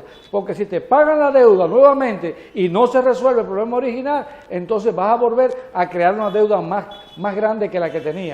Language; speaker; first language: Spanish; native; Spanish